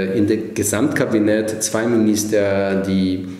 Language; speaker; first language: German; non-native, fluent; Hebrew